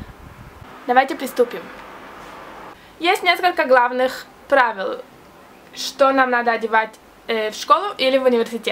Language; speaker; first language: Russian; early bilingual, heritage; Russian